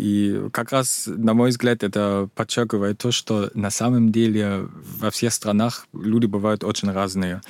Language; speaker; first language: Russian; non-native, fluent; German